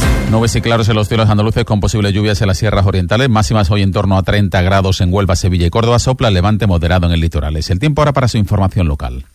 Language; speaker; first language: Spanish; native; Spanish